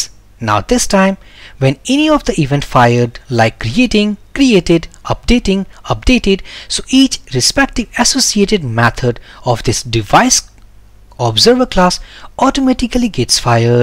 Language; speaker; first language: English; non-native, local second language; Hindi